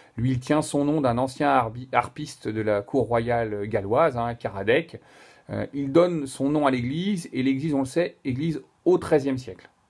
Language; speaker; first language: French; native; French